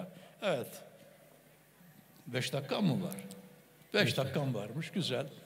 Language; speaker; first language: Turkish; native; Turkish